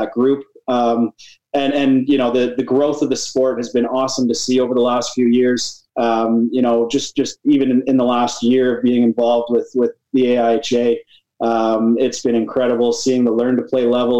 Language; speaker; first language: English; native; English